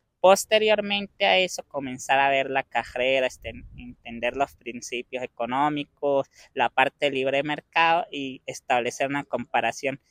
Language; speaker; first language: Spanish; native; Spanish